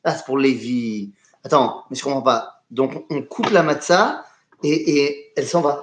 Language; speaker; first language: French; native; French